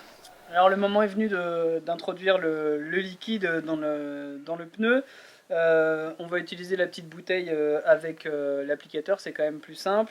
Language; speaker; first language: French; native; French